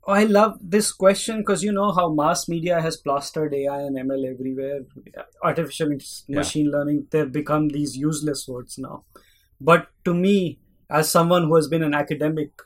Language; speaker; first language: English; non-native, local second language; Hindi